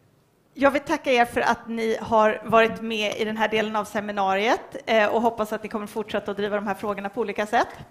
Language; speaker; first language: Swedish; native; Swedish